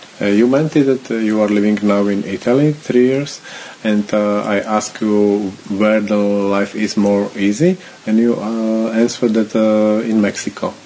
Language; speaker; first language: English; non-native, learner; Slovak